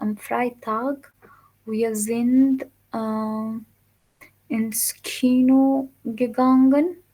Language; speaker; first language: German; non-native, fluent; Urdu